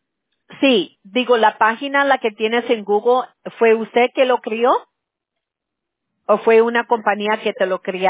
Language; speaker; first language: Spanish; early bilingual, heritage; Spanish